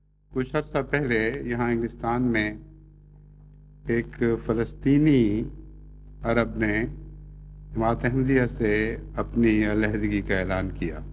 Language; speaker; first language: Urdu; native; Urdu